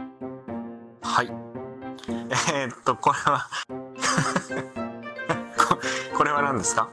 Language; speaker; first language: Japanese; native; Japanese